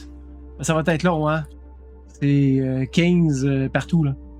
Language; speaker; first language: French; native; French